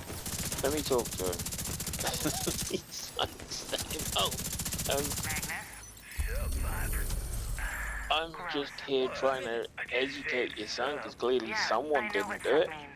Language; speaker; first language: English; native; English